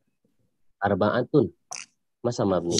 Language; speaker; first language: Arabic; non-native, fluent; Indonesian